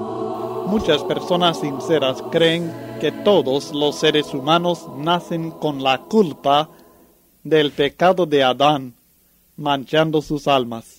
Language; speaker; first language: Spanish; native; Spanish